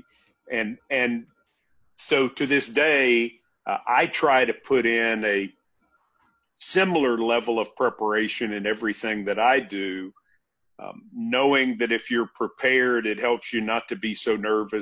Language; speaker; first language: English; native; English